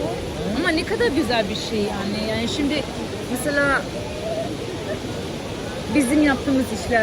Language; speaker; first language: Turkish; non-native, fluent; Albanian